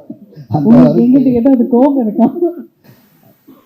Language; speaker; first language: Tamil; early bilingual, heritage; Tamil